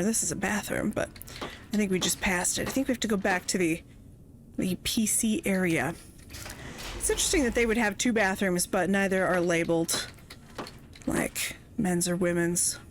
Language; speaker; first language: English; native; English